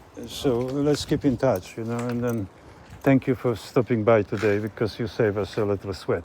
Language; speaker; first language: English; non-native, fluent; Polish